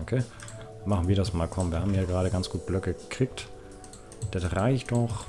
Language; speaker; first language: German; native; German